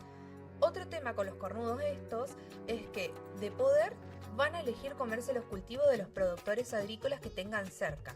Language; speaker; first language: Spanish; native; Spanish